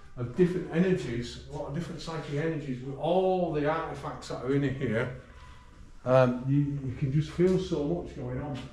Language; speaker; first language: English; native; English